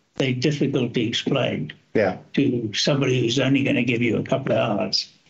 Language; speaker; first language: English; native; English